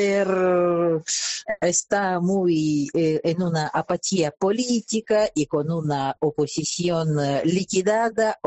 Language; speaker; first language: Spanish; non-native, fluent; Russian